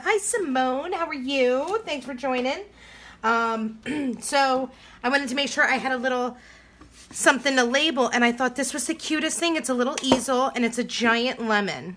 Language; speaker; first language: English; native; English